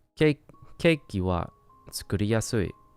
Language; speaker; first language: Japanese; non-native, learner; English